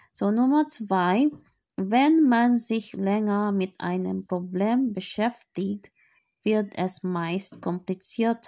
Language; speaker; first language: German; non-native, learner; Filipino